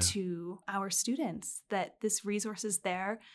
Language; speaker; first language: English; native; English